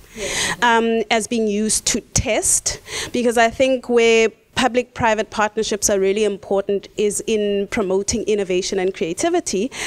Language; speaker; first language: English; non-native, local second language; Tswana